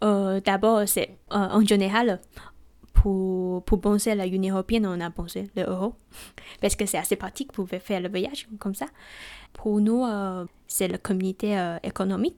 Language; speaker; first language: French; non-native, learner; Chinese